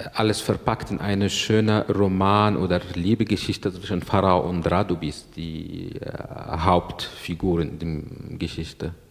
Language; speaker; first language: German; non-native, fluent; Arabic